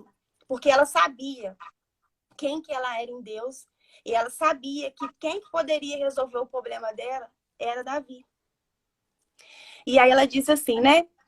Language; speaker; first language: Portuguese; native; Portuguese